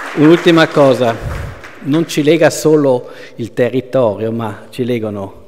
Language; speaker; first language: Italian; non-native, local second language; German